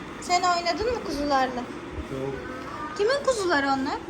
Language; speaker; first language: Turkish; non-native, fluent; Urdu